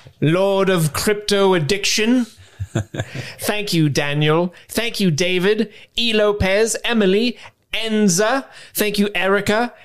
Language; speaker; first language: English; native; English